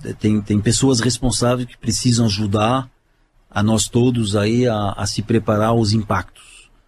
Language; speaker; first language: Portuguese; non-native, fluent; French